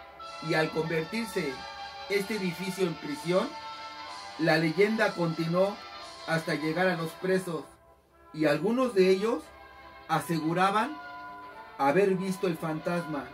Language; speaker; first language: Spanish; native; Spanish